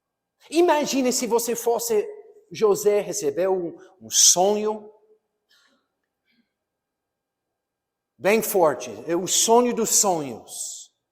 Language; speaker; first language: Portuguese; non-native, fluent; English